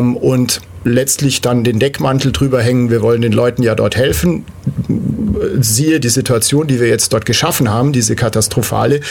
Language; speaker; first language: German; native; German